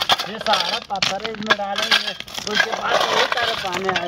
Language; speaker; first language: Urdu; non-native, local second language; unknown